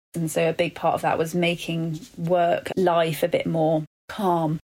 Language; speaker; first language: English; native; English